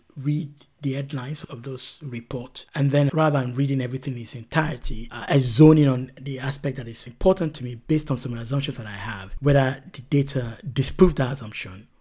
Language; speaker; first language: English; non-native, local second language; Yoruba